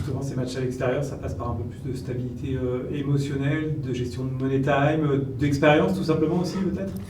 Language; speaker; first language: French; native; French